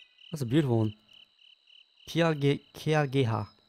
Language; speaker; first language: English; native; English